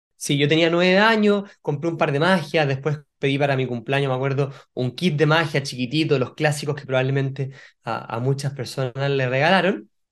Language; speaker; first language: Spanish; native; Spanish